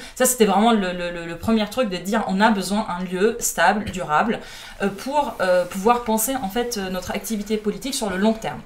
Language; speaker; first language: French; non-native, fluent; Arabic